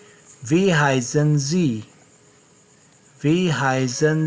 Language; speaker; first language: German; non-native, learner; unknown